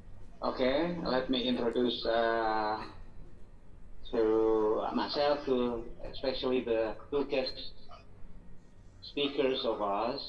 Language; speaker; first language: English; non-native, fluent; Indonesian